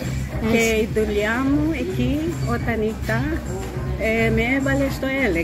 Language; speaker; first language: Greek; non-native, learner; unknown